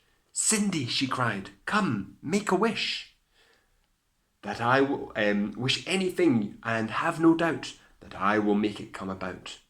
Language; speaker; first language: English; native; English